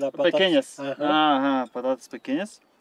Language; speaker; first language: Spanish; non-native, learner; Serbian